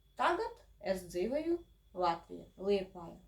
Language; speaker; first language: Latvian; non-native, learner; Ukrainian